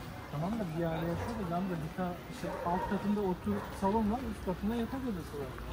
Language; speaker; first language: Turkish; native; Turkish